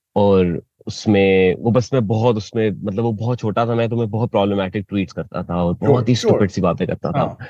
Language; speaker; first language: Urdu; native; Urdu